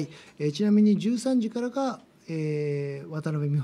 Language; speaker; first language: Japanese; native; Japanese